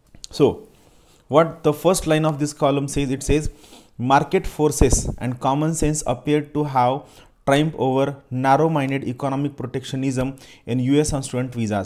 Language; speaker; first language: English; non-native, local second language; Marathi